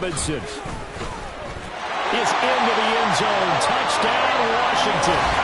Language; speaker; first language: English; native; English